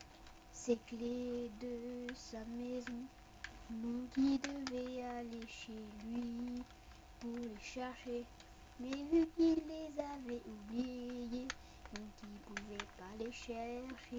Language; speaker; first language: French; native; French